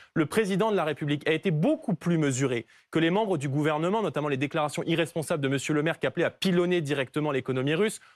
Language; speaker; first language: French; native; French